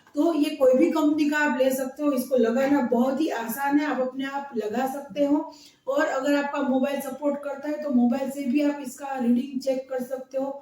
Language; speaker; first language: Hindi; non-native, local second language; Gujarati